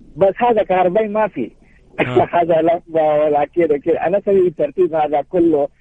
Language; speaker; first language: Arabic; non-native, learner; Urdu